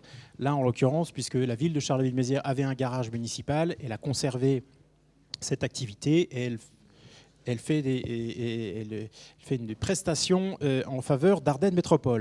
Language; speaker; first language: French; native; French